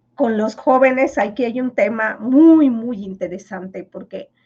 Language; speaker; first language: Spanish; non-native, local second language; Yucateco